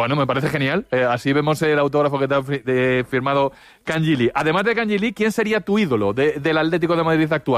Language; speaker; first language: Spanish; native; Spanish